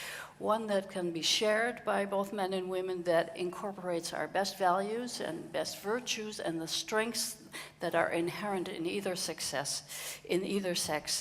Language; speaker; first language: English; non-native, fluent; Dutch